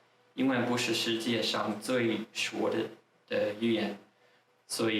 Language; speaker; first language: Chinese; non-native, fluent; English